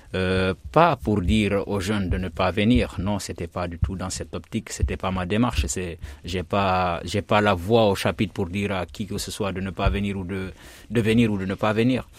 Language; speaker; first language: French; non-native, local second language; Fula